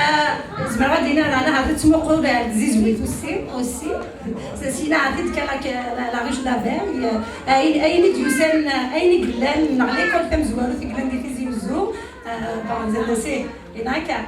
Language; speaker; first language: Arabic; non-native, local second language; Kabyle